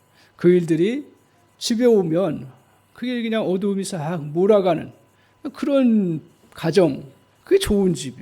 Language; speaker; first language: Korean; native; Korean